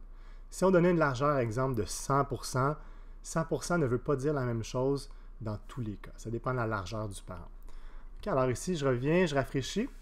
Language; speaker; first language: French; native; French